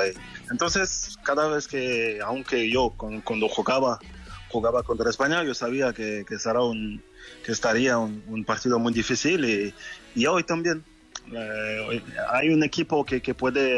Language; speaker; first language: Spanish; non-native, fluent; French